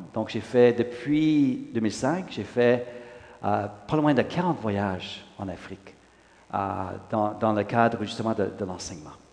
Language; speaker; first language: French; non-native, local second language; English